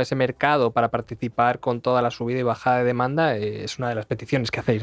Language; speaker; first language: Spanish; native; Spanish